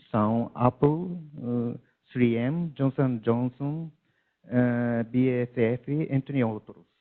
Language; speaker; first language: Portuguese; non-native, learner; Japanese